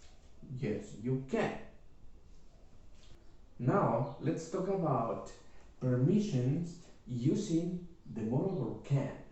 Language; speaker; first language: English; non-native, fluent; Spanish